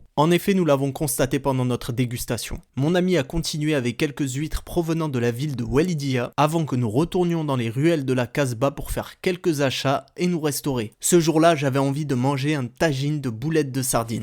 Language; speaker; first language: French; native; French